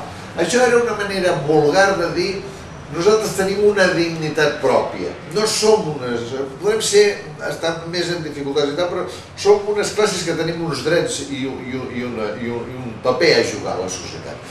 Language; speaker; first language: Catalan; native; Catalan